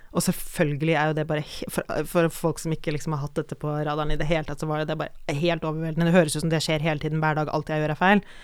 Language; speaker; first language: Norwegian; native; Norwegian